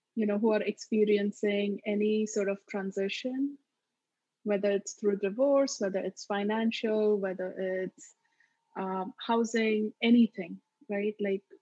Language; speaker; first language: English; non-native, local second language; Marathi